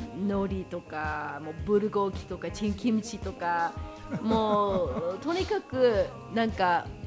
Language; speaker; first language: Japanese; non-native, fluent; English